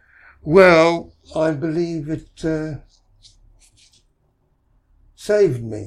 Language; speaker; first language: English; native; English